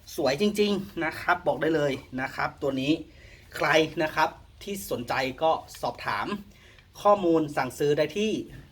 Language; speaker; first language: Thai; native; Thai